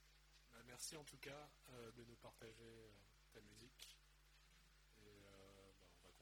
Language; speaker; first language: French; native; French